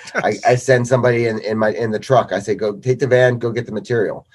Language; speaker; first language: English; native; English